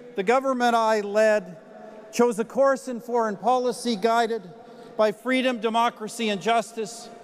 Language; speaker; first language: English; native; English